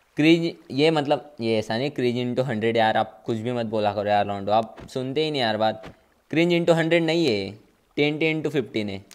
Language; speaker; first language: Hindi; non-native, local second language; Marathi